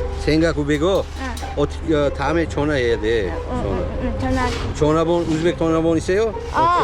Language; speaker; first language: Korean; non-native, learner; Uzbek